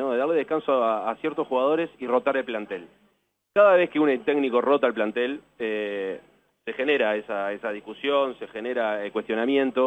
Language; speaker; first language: Spanish; native; Spanish